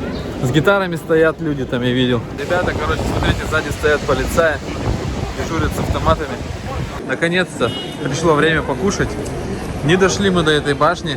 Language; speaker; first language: Russian; native; Russian